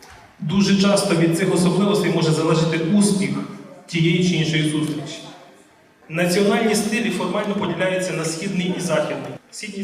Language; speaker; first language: Ukrainian; native; Ukrainian